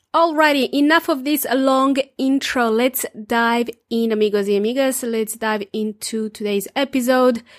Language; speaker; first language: English; non-native, fluent; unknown